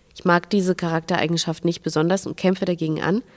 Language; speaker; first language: German; non-native, fluent; Belarusian